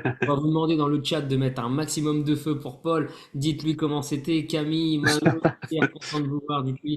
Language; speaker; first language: French; native; French